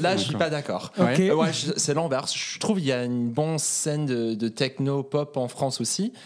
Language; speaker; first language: French; non-native, fluent; Norwegian